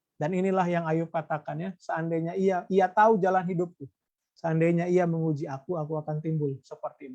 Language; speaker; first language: Indonesian; native; Indonesian